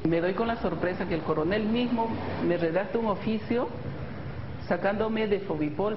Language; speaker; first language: Spanish; native; Spanish